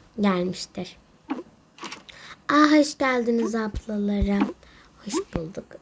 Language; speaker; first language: Turkish; native; Turkish